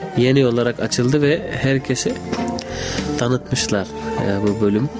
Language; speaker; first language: Turkish; non-native, fluent; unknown